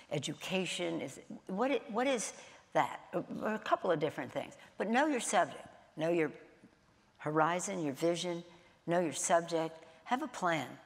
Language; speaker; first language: English; native; English